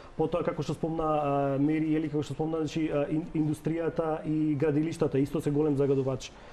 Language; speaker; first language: Macedonian; native; Macedonian